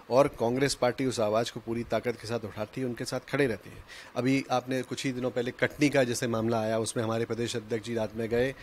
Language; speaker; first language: Hindi; native; Hindi